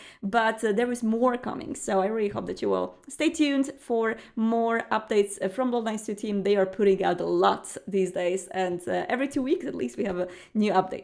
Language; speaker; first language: English; non-native, fluent; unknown